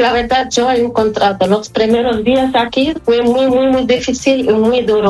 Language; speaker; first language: Spanish; non-native, fluent; Arabic